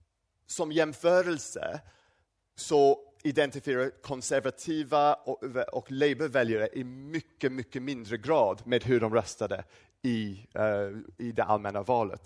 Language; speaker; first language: Swedish; non-native, fluent; English